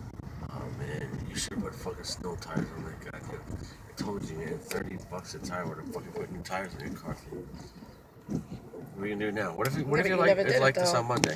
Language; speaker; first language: English; native; English